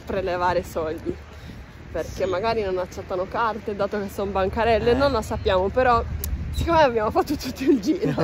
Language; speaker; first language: Italian; native; Italian